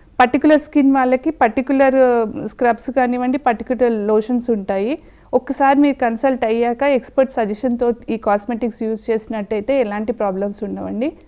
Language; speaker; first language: Telugu; native; Telugu